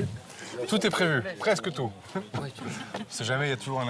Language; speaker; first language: French; native; French